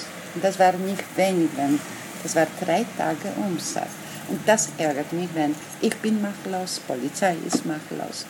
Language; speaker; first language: German; non-native, learner; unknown